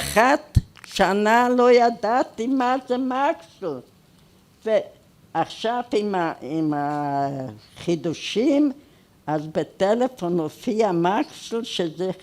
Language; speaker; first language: Hebrew; non-native, fluent; Hungarian